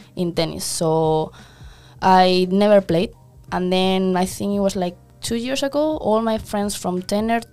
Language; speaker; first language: English; non-native, fluent; Spanish